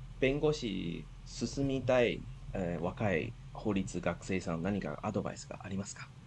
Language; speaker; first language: Japanese; non-native, fluent; Chinese